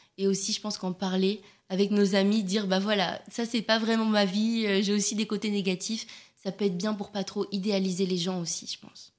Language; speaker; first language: French; native; French